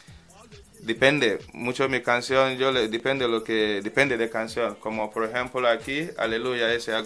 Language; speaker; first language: Spanish; non-native, learner; English